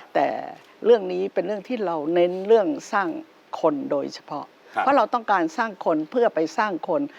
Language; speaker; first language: Thai; native; Thai